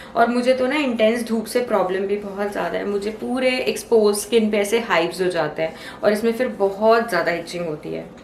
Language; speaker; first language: Hindi; native; Hindi